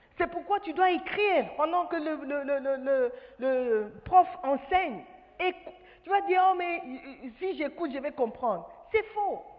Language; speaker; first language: French; non-native, fluent; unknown